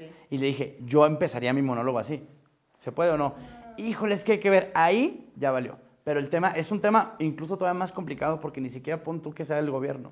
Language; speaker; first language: Spanish; native; Spanish